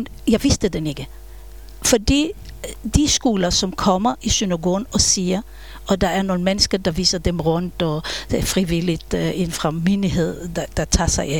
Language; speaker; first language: Danish; non-native, fluent; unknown